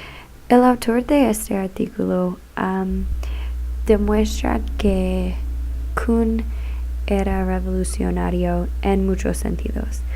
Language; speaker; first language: Spanish; non-native, learner; English